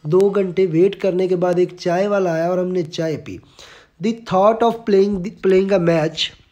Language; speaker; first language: Hindi; non-native, local second language; Punjabi